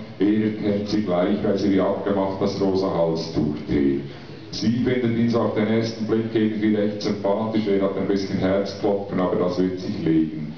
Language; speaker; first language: German; native; German